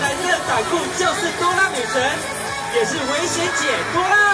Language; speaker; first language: Chinese; native; Chinese